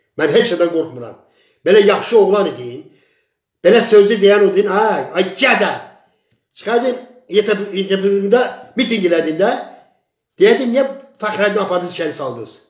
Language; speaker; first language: Azerbaijani; non-native, local second language; Talysh